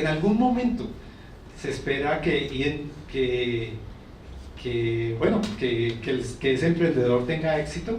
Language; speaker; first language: Spanish; native; Spanish